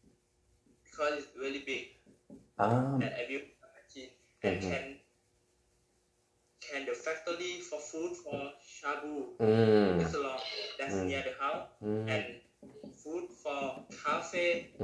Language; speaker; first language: English; non-native, learner; Thai